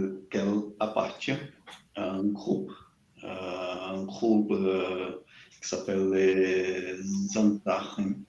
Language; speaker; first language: French; non-native, learner; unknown